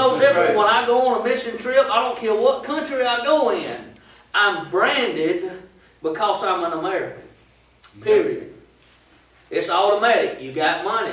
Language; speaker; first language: English; native; English